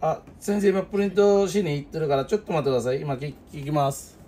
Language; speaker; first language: Japanese; non-native, fluent; Bangla